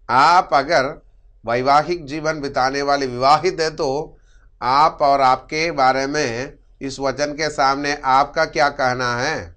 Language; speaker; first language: Hindi; non-native, local second language; Malayalam